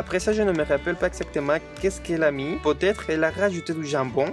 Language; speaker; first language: French; non-native, fluent; Spanish